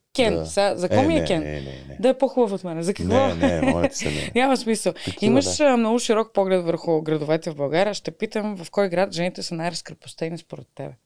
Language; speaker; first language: Bulgarian; native; Bulgarian